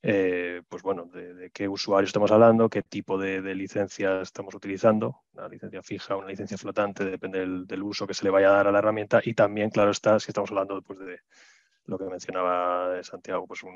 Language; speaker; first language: Spanish; native; Spanish